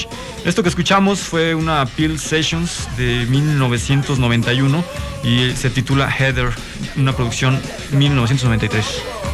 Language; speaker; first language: Spanish; native; Spanish